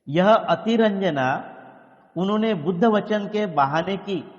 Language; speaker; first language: Hindi; non-native, local second language; Marathi